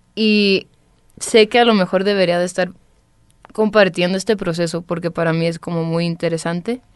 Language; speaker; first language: Spanish; early bilingual, heritage; Spanish